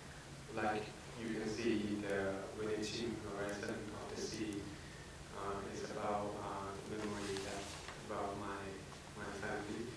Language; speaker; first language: English; non-native, fluent; Thai